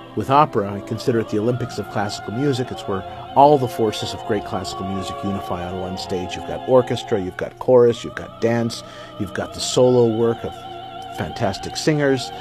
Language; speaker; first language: English; native; English